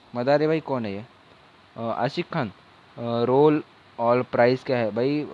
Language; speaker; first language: Hindi; non-native, local second language; Marathi